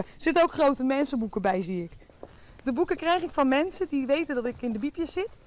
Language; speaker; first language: Dutch; native; Dutch